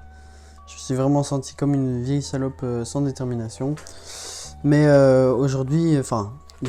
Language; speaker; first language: French; native; French